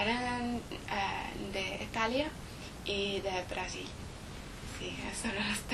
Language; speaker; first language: Spanish; non-native, learner; English